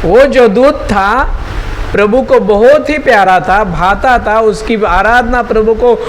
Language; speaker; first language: Hindi; non-native, local second language; Marathi